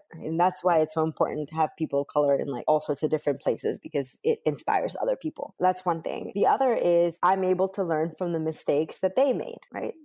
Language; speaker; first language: English; early bilingual, other home language; Spanish